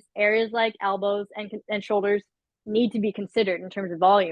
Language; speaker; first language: English; native; English